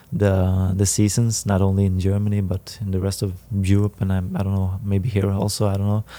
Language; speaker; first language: English; non-native, fluent; Swedish